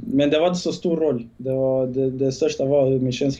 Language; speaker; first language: Swedish; early bilingual, other home language; Bosnian